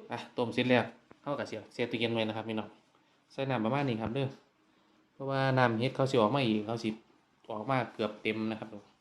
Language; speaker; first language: Thai; native; Thai